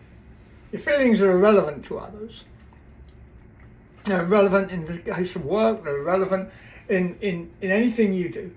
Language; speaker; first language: English; native; English